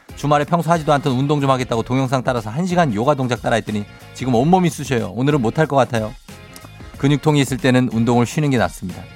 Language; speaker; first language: Korean; native; Korean